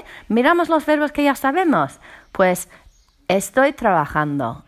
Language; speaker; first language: Spanish; non-native, fluent; English